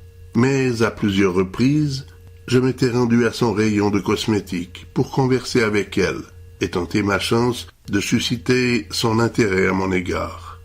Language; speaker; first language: French; native; French